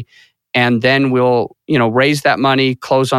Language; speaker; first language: English; native; English